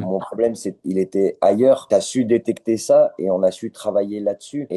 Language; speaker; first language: French; native; French